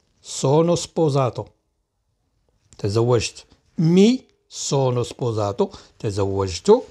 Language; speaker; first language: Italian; non-native, fluent; Arabic